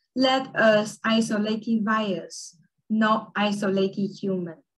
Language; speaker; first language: English; early bilingual, other home language; Chinese